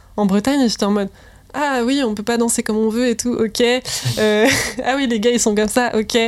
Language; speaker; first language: French; native; French